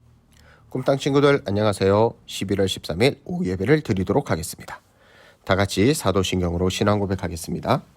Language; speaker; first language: Korean; native; Korean